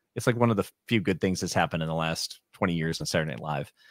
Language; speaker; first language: English; native; English